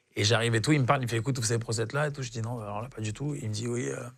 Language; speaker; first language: French; native; French